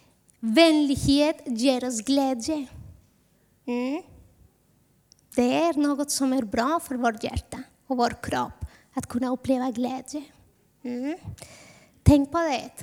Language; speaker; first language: Swedish; non-native, fluent; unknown